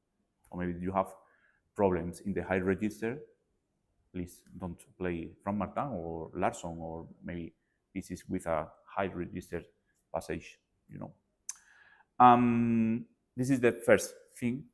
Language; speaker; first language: English; non-native, learner; Spanish